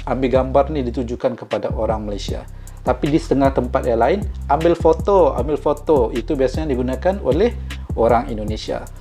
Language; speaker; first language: Malay; native; Malay